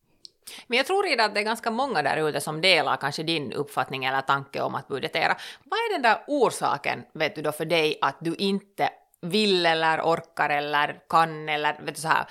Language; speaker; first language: Swedish; native; Swedish